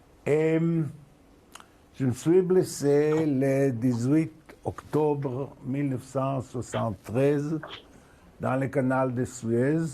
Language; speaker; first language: French; non-native, fluent; Hebrew